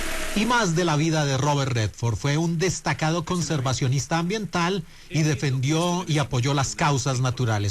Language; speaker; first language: Spanish; native; Spanish